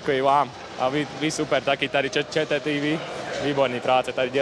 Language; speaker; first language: Czech; non-native, learner; Latvian